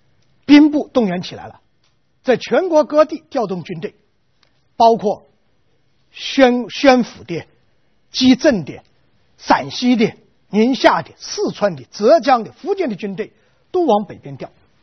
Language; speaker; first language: Chinese; native; Chinese